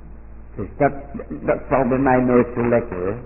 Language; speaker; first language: Dutch; native; Dutch